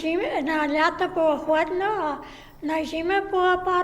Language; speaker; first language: Polish; early bilingual, heritage; Polish